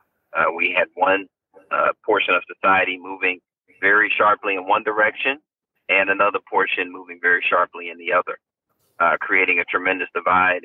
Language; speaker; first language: English; native; English